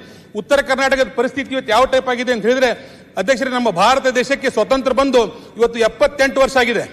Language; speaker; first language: Kannada; non-native, local second language; Urdu